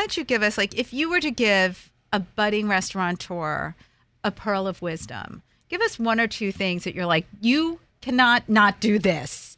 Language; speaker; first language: English; native; English